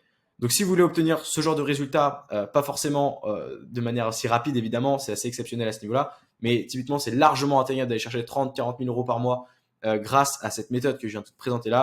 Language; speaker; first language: French; native; French